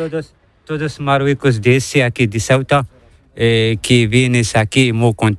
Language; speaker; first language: Spanish; non-native, learner; Arabic